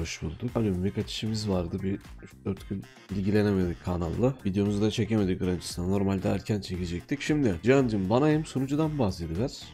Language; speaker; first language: Turkish; native; Turkish